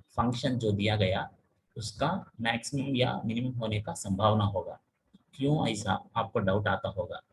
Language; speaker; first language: Hindi; non-native, local second language; Telugu